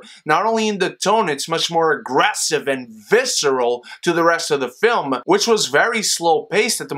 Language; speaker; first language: English; non-native, fluent; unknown